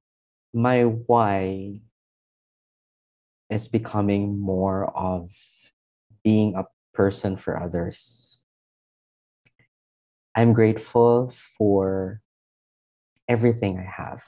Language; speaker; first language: English; non-native, local second language; Hiligaynon